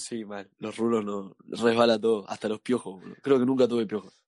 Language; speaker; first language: Spanish; native; Spanish